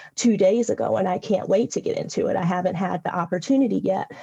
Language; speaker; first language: English; native; English